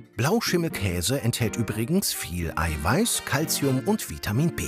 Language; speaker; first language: German; native; German